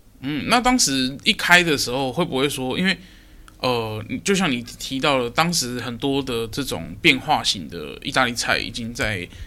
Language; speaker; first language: Chinese; native; Chinese